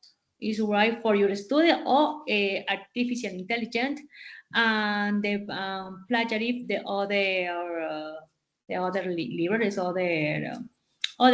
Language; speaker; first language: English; non-native, learner; Spanish